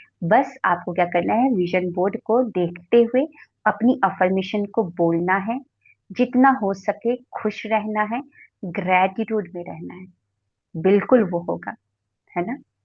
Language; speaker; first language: Hindi; native; Hindi